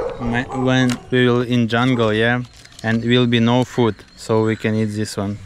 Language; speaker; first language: English; non-native, learner; Russian